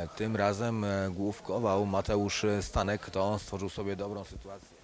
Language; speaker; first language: Polish; native; Polish